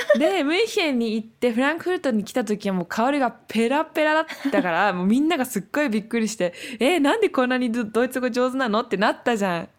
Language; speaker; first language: Japanese; early bilingual, heritage; German